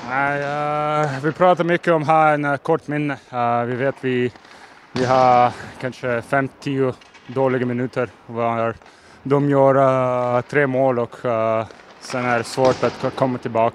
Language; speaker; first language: Swedish; non-native, learner; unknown